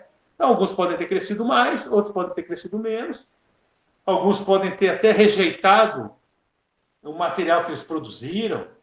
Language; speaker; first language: Portuguese; native; Portuguese